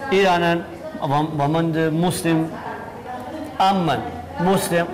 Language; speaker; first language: Chinese; non-native, learner; Persian